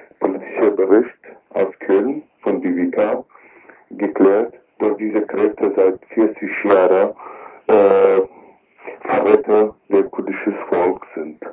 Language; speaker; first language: German; non-native, learner; Kurdish